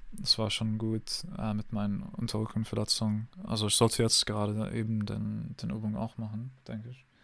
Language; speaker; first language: German; non-native, fluent; English